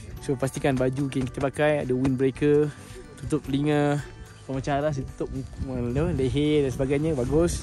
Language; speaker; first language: Malay; native; Malay